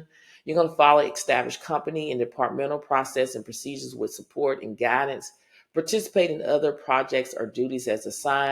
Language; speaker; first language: English; native; English